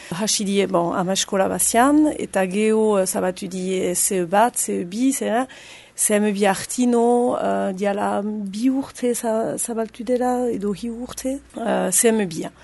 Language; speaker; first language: Basque; native; Basque